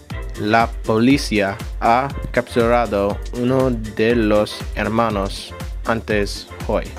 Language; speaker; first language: Spanish; non-native, learner; English